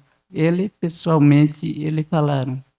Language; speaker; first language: Portuguese; non-native, local second language; Guarani